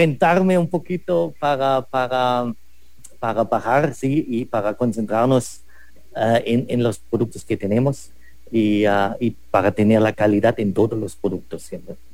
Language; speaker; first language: Spanish; non-native, fluent; German